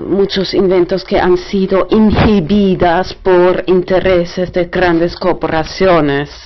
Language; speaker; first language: Spanish; non-native, fluent; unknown